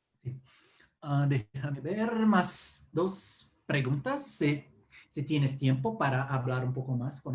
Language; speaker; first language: Spanish; non-native, fluent; Portuguese